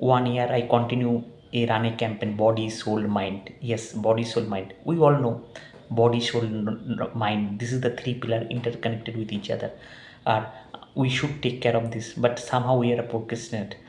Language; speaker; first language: English; non-native, local second language; Bangla